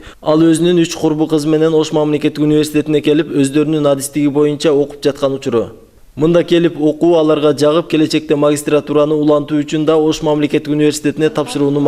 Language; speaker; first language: Kyrgyz; native; Kyrgyz